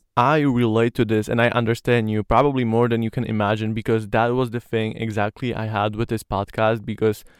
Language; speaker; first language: English; non-native, fluent; Slovak